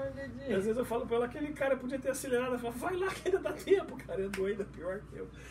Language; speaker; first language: Portuguese; native; Portuguese